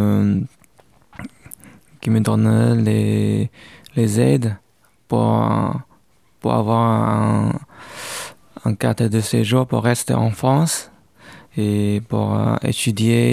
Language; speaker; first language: French; non-native, learner; Chinese